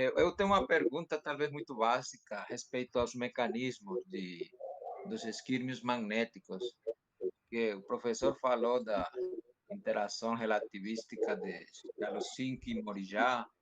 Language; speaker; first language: Portuguese; non-native, fluent; Spanish